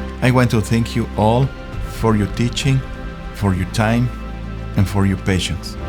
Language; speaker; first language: English; non-native, learner; Spanish